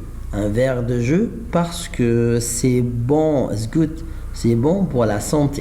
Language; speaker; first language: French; non-native, fluent; Arabic